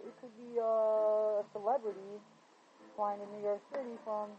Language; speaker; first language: English; native; English